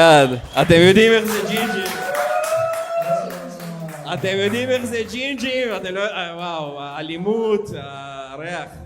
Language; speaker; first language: Hebrew; native; Hebrew